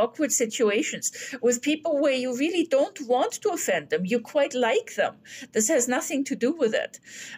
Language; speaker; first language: English; non-native, fluent; German